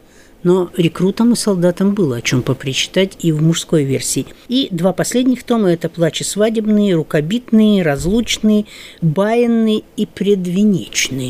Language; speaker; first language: Russian; native; Russian